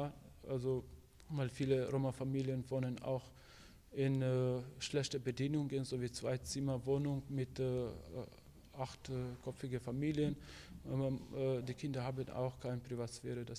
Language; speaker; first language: German; non-native, fluent; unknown